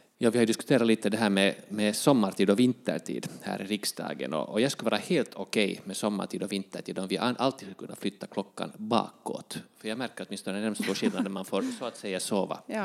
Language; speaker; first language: Swedish; native; Swedish